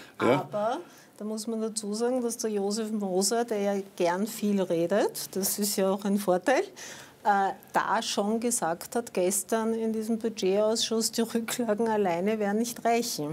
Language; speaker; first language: German; native; German